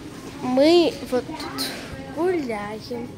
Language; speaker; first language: Russian; early bilingual, other home language; Azerbaijani